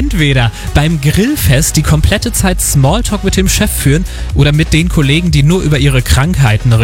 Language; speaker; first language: German; native; German